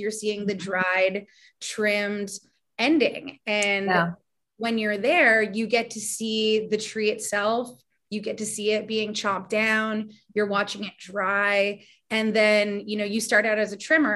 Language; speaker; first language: English; native; English